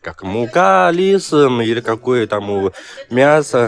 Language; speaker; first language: Russian; non-native, learner; Chinese